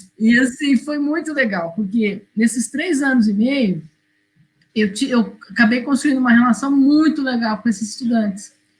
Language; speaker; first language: Portuguese; native; Portuguese